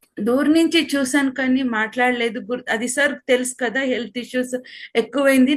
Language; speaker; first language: Telugu; non-native, local second language; Kannada